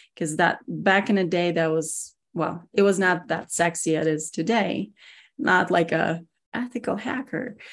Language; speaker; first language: English; non-native, fluent; Russian